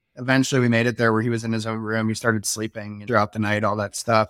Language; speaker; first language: English; native; English